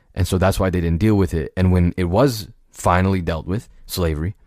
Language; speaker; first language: English; native; English